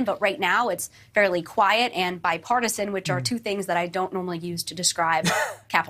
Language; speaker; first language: English; native; English